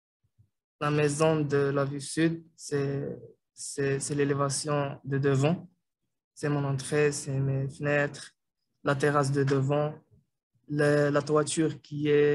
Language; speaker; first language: French; non-native, local second language; Arabic